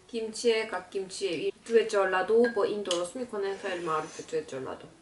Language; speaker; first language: Persian; non-native, learner; Korean